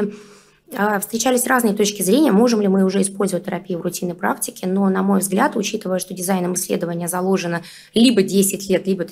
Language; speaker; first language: Russian; native; Russian